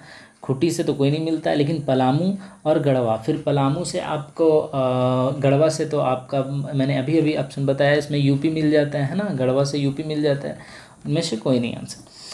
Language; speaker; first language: Hindi; native; Hindi